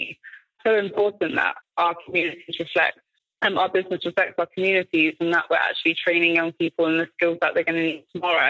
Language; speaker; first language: English; native; English